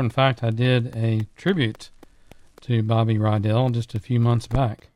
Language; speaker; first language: English; native; English